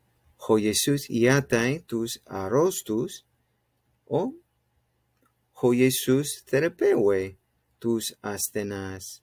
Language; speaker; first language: Greek; non-native, fluent; English